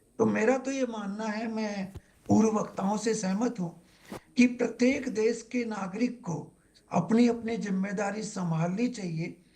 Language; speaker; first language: Hindi; native; Hindi